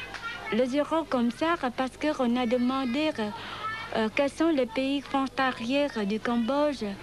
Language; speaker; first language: French; non-native, learner; Khmer